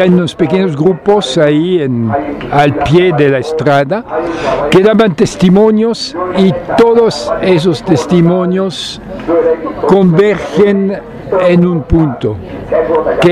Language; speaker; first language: Spanish; non-native, fluent; French